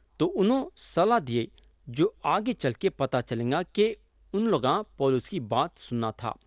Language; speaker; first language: Urdu; native; Urdu